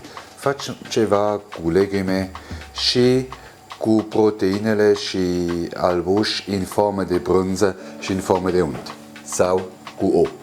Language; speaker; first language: Romanian; non-native, learner; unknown